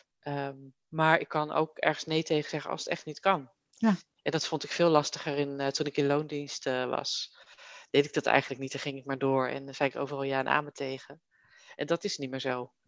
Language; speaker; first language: Dutch; native; Dutch